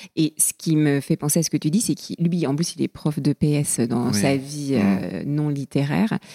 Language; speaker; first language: French; native; French